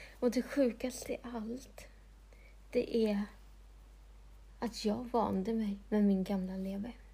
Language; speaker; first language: Swedish; non-native, local second language; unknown